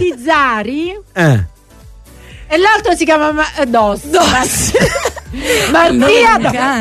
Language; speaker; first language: Italian; native; Italian